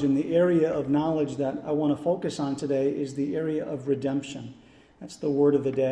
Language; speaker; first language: English; native; English